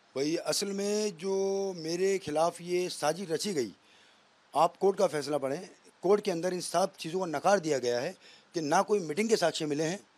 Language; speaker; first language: Hindi; native; Hindi